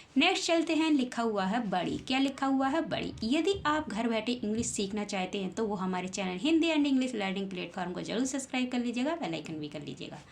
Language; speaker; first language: Hindi; native; Hindi